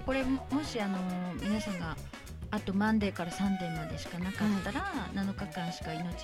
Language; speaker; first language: Japanese; native; Japanese